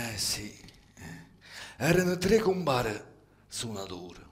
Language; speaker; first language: Italian; early bilingual, other home language; French